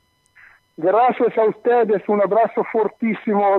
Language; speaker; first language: Spanish; non-native, learner; Italian